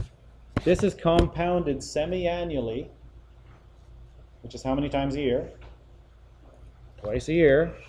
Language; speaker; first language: English; native; English